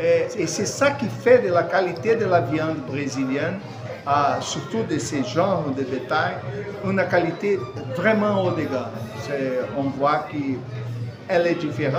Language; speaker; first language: French; non-native, fluent; Portuguese